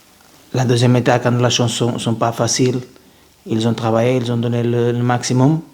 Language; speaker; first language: French; non-native, fluent; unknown